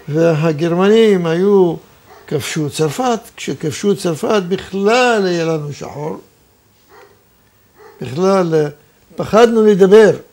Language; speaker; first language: Hebrew; non-native, fluent; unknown